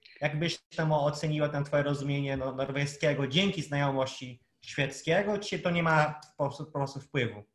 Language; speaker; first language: Polish; non-native, fluent; Portuguese